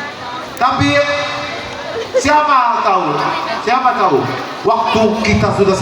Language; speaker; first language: Indonesian; non-native, learner; Arabic